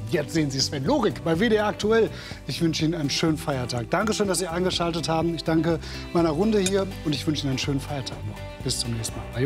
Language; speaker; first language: German; native; German